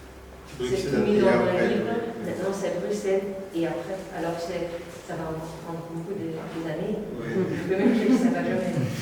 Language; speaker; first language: French; non-native, local second language; Dutch